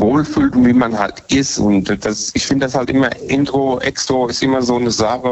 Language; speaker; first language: German; native; German